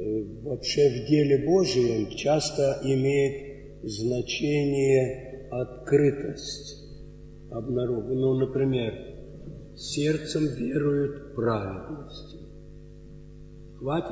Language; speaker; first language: Russian; native; Russian